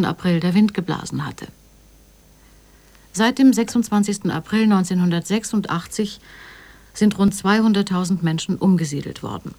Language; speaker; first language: German; native; German